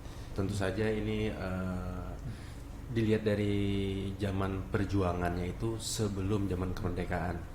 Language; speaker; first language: Indonesian; non-native, local second language; Banjar